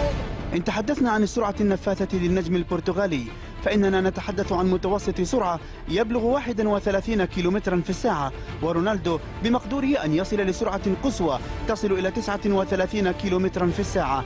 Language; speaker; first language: Arabic; native; Arabic